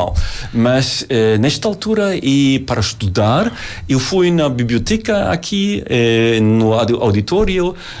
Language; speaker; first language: Portuguese; non-native, learner; German